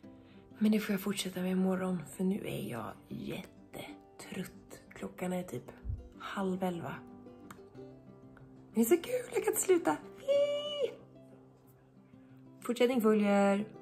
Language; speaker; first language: Swedish; native; Swedish